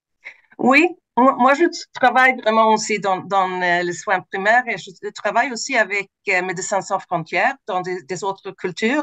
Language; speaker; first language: French; non-native, fluent; Swedish